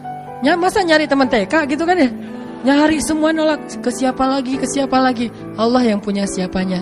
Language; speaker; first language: Indonesian; native; Indonesian